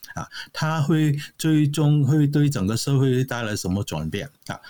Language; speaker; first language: Chinese; non-native, local second language; Cantonese